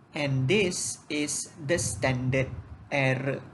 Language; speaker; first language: English; non-native, local second language; Malay